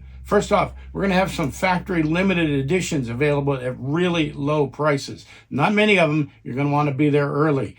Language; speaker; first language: English; native; English